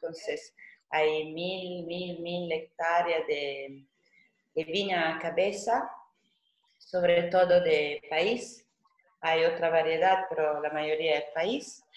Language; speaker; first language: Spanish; non-native, fluent; Italian